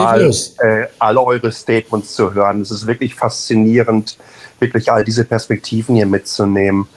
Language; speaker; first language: German; native; German